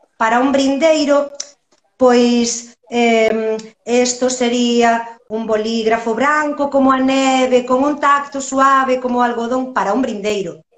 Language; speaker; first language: Galician; native; Galician